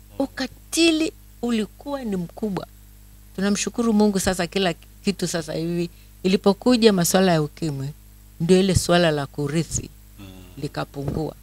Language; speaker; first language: Swahili; native; Swahili